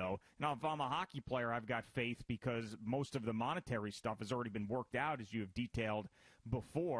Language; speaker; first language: English; native; English